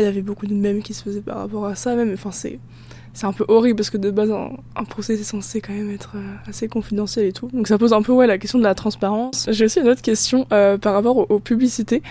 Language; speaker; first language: French; native; French